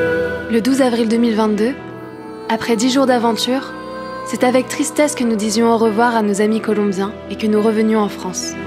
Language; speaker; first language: French; native; French